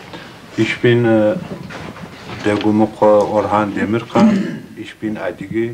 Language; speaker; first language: German; non-native, learner; Adyghe